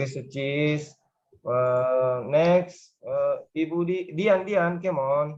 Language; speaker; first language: English; non-native, learner; Indonesian